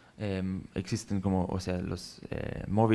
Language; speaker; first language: Spanish; non-native, fluent; German